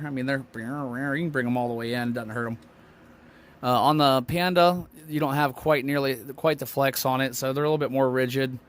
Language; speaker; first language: English; native; English